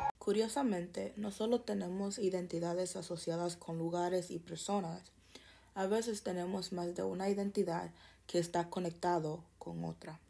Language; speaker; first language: Spanish; early bilingual, heritage; Spanish